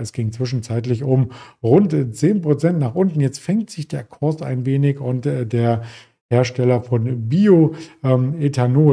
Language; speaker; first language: German; native; German